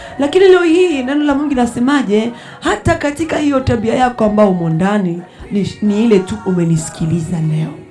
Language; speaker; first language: Swahili; non-native, local second language; Rundi